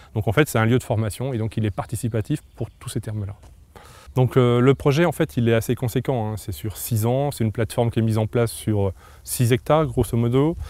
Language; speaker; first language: French; native; French